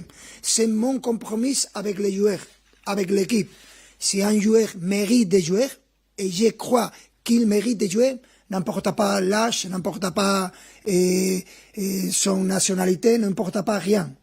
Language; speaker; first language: French; non-native, fluent; Spanish